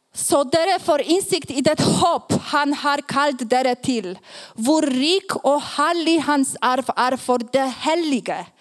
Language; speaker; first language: Swedish; non-native, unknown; Polish